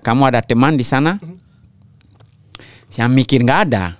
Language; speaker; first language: Indonesian; non-native, local second language; French